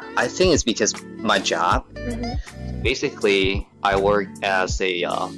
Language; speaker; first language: English; non-native, fluent; Chinese